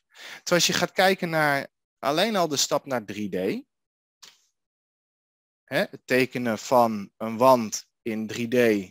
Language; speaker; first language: Dutch; native; Dutch